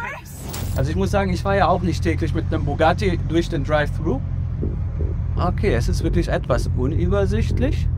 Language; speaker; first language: German; native; German